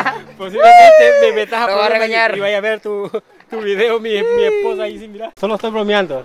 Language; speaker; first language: Spanish; native; Spanish